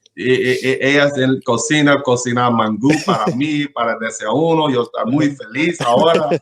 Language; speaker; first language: Spanish; non-native, learner; English